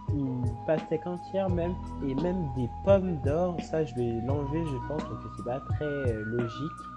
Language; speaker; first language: French; native; French